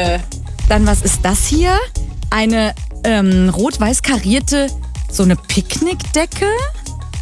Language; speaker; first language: German; native; German